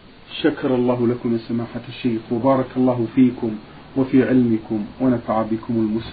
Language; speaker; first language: Arabic; native; Arabic